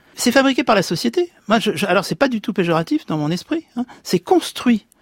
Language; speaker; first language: French; native; French